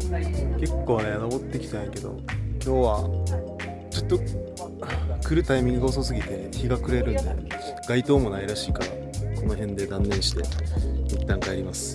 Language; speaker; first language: Japanese; native; Japanese